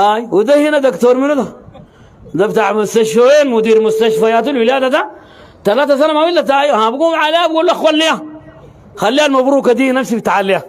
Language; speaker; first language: Arabic; native; Arabic